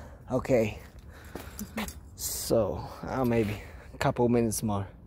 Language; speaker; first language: English; non-native, learner; Polish